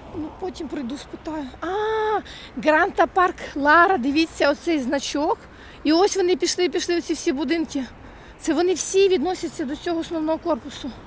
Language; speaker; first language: Ukrainian; native; Ukrainian